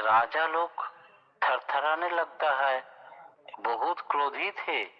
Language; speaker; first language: Hindi; non-native, local second language; Bangla